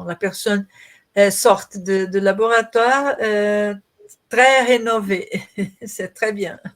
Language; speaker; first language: French; non-native, learner; Portuguese